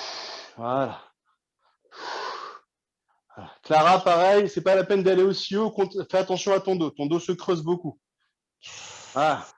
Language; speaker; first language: French; native; French